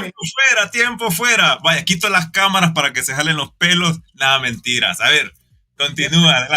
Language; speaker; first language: Spanish; native; Spanish